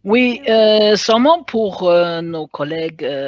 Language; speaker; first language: French; non-native, fluent; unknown